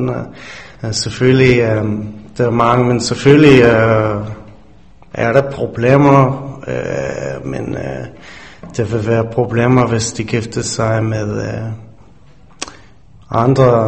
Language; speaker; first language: Danish; non-native, fluent; English